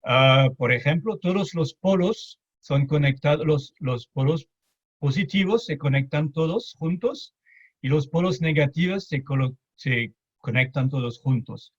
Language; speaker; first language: Spanish; non-native, fluent; French